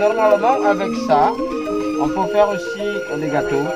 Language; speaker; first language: French; non-native, fluent; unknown